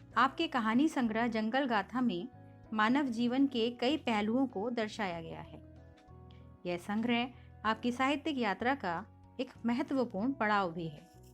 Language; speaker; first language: Hindi; native; Hindi